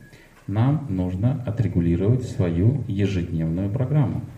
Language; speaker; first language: Russian; native; Russian